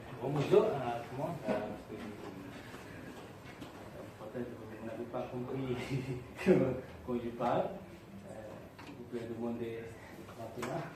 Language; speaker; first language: French; non-native, learner; Tamil